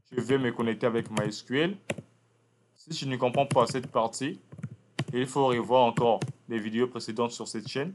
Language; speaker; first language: French; non-native, local second language; Lingala